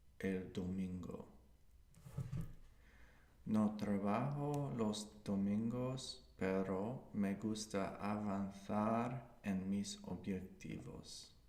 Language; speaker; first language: Spanish; non-native, learner; English